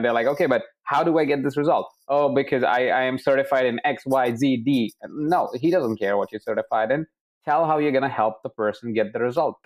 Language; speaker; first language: English; non-native, local second language; Hindi